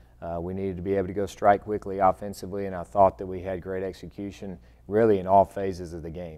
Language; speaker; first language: English; native; English